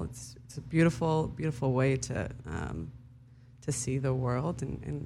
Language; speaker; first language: English; early bilingual, other home language; Hebrew